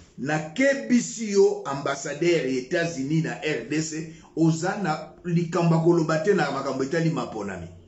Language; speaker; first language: Lingala; non-native, local second language; Luba-Lulua